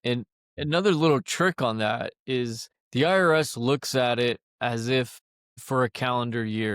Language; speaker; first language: English; native; English